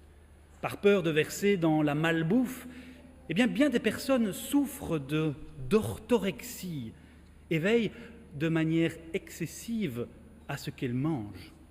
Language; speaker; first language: French; native; French